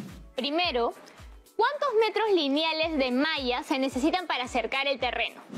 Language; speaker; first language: Spanish; native; Spanish